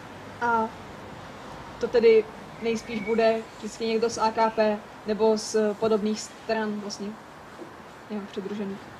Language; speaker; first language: Czech; native; Czech